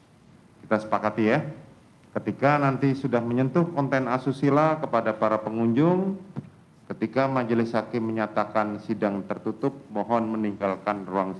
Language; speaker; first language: Indonesian; native; Indonesian